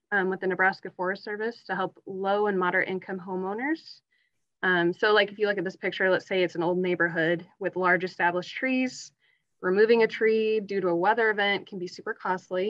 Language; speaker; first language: English; native; English